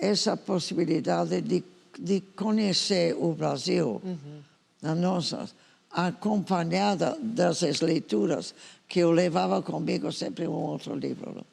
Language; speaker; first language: Portuguese; non-native, fluent; English